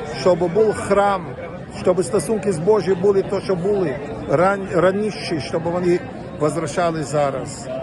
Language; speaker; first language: Ukrainian; non-native, learner; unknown